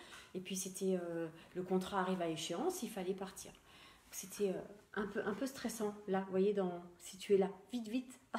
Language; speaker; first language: French; native; French